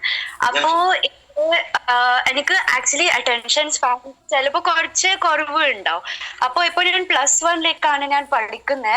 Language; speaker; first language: Malayalam; early bilingual, heritage; Malayalam